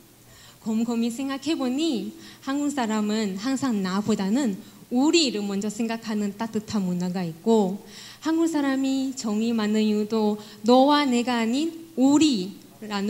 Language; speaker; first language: Korean; non-native, fluent; Chinese